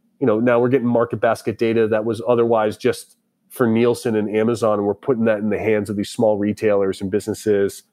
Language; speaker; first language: English; native; English